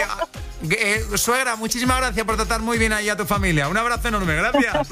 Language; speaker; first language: Spanish; native; Spanish